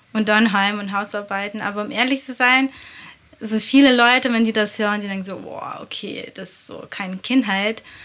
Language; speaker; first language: German; non-native, fluent; Latvian